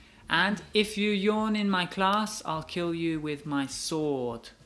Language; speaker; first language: English; native; English